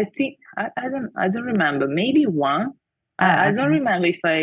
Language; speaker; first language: English; non-native, fluent; Italian